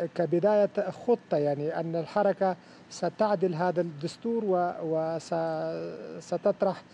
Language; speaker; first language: Arabic; non-native, fluent; Persian